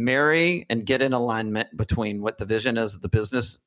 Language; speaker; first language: English; native; English